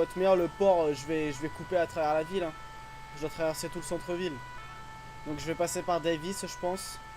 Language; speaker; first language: French; native; French